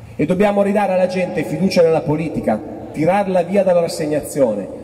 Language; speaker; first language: Italian; native; Italian